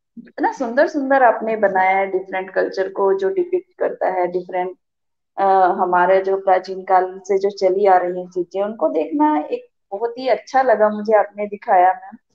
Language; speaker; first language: Hindi; native; Hindi